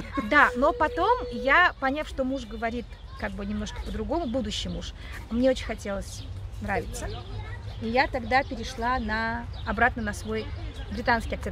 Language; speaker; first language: Russian; native; Russian